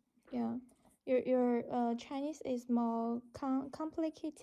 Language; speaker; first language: English; non-native, learner; Chinese